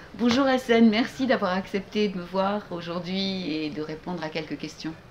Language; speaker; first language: French; native; French